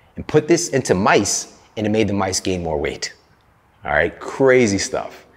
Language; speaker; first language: English; native; English